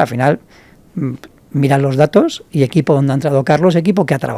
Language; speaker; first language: Spanish; native; Spanish